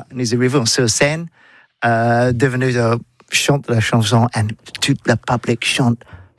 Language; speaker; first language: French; non-native, learner; English